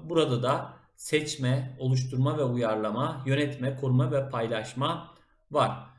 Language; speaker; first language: Turkish; native; Turkish